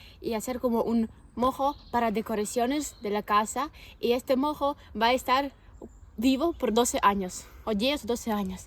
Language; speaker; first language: Spanish; non-native, fluent; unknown